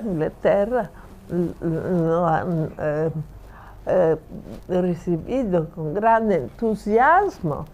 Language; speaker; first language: Spanish; non-native, fluent; Italian